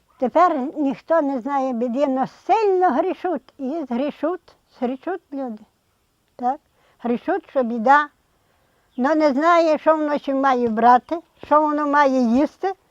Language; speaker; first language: Ukrainian; native; Ukrainian